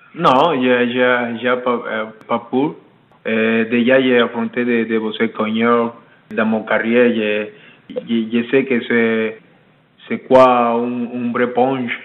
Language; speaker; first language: French; non-native, learner; Spanish